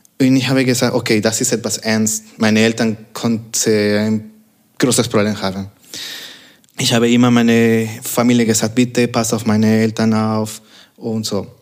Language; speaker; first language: German; non-native, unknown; Spanish